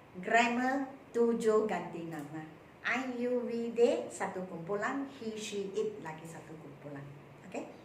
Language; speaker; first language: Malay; non-native, local second language; Chinese